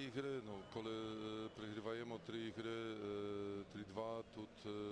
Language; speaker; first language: Ukrainian; non-native, learner; Polish